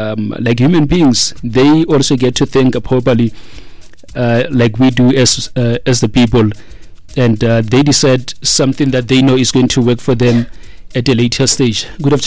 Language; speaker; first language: English; non-native, local second language; Tswana